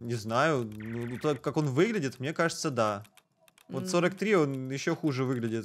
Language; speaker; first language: Russian; native; Russian